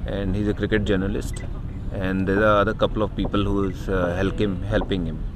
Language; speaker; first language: English; non-native, local second language; Punjabi